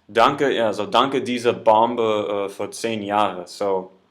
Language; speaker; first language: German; non-native, learner; English